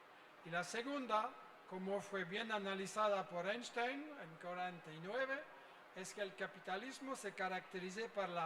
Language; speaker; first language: Spanish; non-native, fluent; French